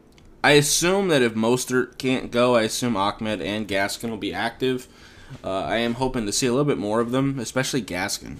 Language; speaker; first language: English; native; English